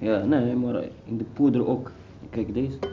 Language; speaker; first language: Dutch; non-native, learner; Arabic